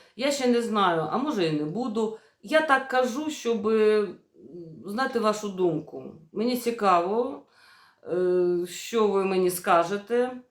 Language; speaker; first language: Ukrainian; non-native, local second language; Russian